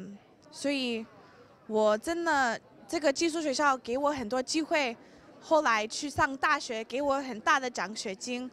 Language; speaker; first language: Chinese; early bilingual, heritage; English